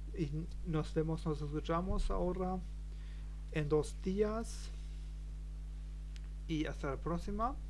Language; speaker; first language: Spanish; non-native, learner; German